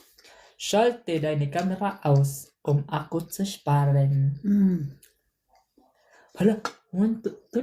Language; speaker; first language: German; non-native, learner; Cebuano